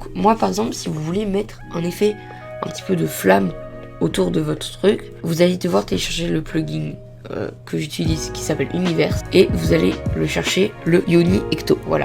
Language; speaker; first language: French; native; French